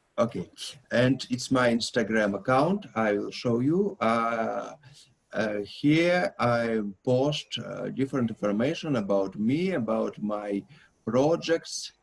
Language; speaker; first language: English; non-native, learner; Russian